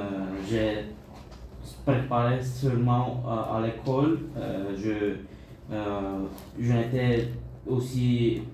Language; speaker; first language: French; non-native, learner; Bulgarian